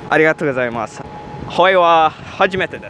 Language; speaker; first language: Japanese; non-native, learner; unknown